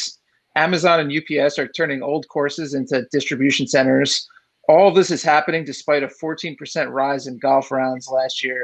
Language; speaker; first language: English; native; English